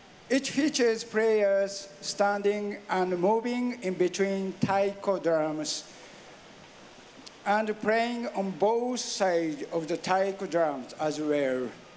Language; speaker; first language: English; non-native, learner; Japanese